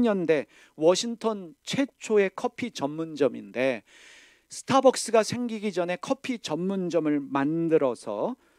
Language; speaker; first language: Korean; native; Korean